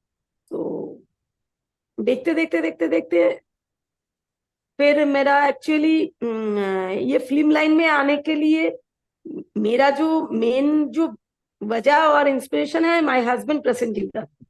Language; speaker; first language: Hindi; non-native, local second language; Bangla